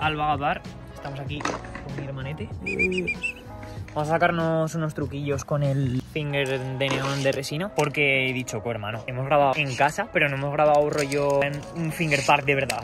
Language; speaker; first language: Spanish; native; Spanish